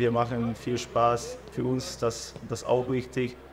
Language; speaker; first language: German; non-native, learner; Hungarian